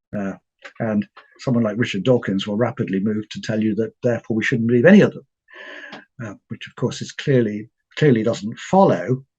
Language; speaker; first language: English; native; English